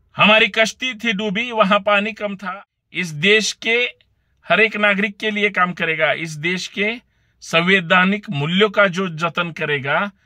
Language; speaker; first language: Hindi; non-native, local second language; Marathi